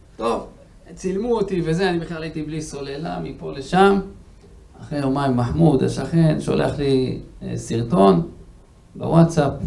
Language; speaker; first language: Hebrew; native; Hebrew